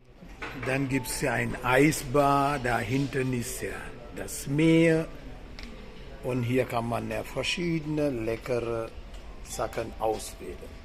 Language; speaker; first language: German; non-native, fluent; Sinhala